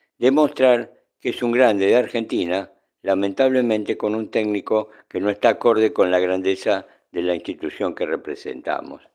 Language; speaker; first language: Spanish; native; Spanish